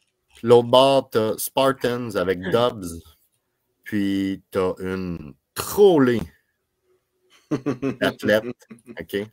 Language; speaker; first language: French; native; French